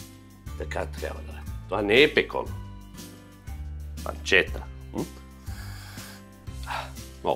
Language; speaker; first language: Bulgarian; non-native, fluent; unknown